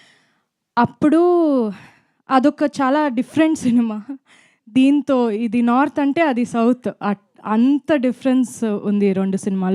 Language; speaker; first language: Telugu; non-native, fluent; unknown